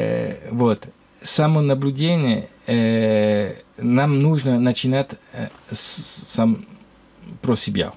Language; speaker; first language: Russian; non-native, learner; French